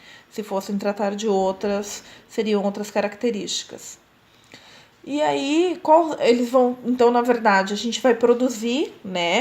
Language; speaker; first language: Portuguese; native; Portuguese